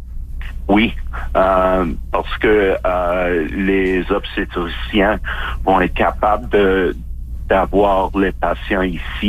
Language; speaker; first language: French; non-native, local second language; English